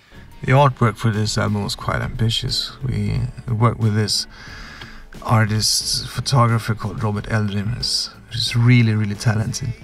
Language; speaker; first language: English; non-native, fluent; Swedish